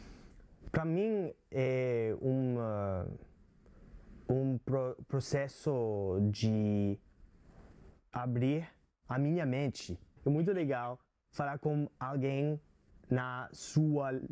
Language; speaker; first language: Portuguese; non-native, learner; English